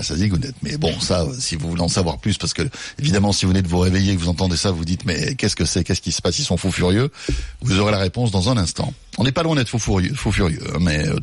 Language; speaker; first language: French; native; French